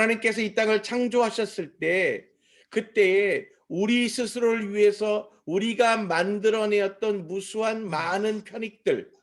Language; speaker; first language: Korean; native; Korean